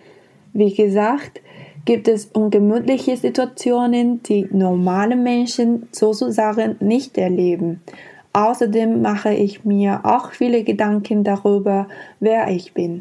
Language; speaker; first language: German; non-native, fluent; Spanish